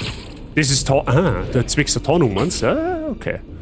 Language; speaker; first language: German; native; German